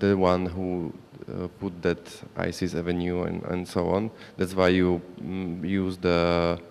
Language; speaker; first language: English; non-native, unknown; Slovak